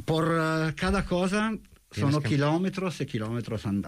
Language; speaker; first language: Spanish; non-native, fluent; Italian